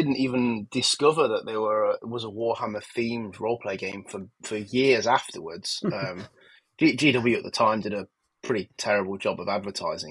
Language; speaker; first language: English; native; English